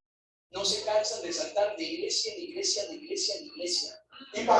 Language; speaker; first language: Spanish; native; Spanish